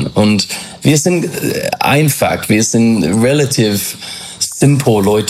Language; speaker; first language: German; non-native, fluent; English